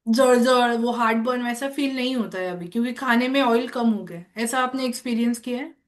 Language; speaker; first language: Hindi; non-native, local second language; Marathi